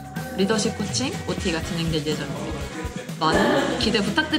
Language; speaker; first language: Korean; native; Korean